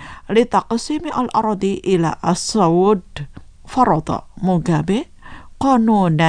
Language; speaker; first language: Arabic; non-native, fluent; Indonesian